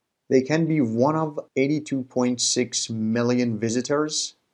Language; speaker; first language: English; non-native, fluent; Persian